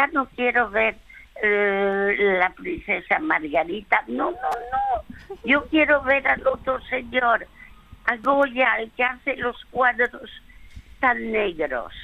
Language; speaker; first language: Spanish; early bilingual, other home language; French